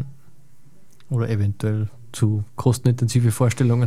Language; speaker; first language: German; native; German